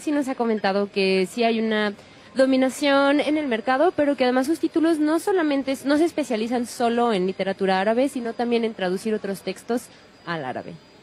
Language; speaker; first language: Spanish; native; Spanish